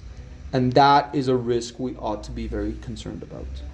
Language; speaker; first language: English; non-native, fluent; Spanish